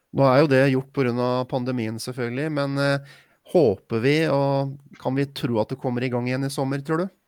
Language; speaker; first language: Norwegian; native; Norwegian